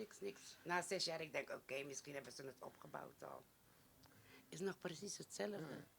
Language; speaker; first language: Dutch; native; Dutch